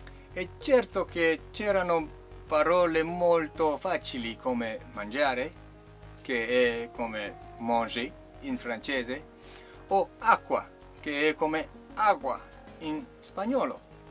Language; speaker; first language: Italian; non-native, learner; Chinese